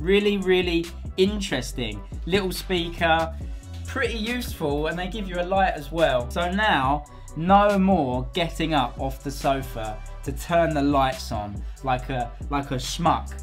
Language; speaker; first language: English; native; English